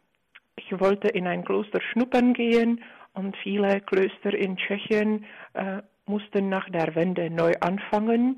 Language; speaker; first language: German; non-native, fluent; Czech